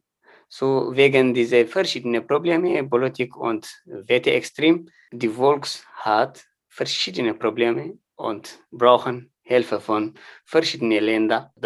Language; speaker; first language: German; non-native, learner; Tigrinya